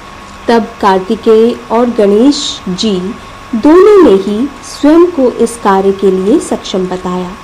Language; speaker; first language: Hindi; native; Hindi